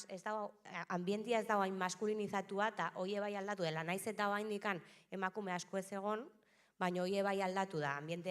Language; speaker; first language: Basque; native; Basque